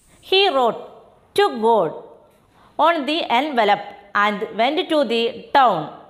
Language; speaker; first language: English; non-native, local second language; Malayalam